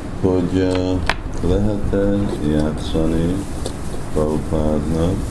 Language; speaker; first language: Hungarian; early bilingual, heritage; Hungarian